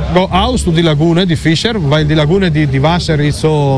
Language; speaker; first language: German; non-native, learner; Italian